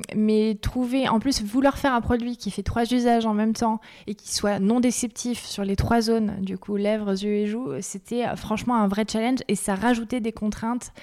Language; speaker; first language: French; native; French